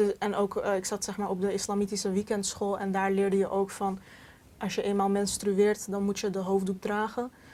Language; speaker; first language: Dutch; early bilingual, other home language; Turkish